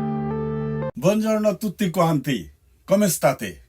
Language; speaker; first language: Italian; non-native, fluent; Bangla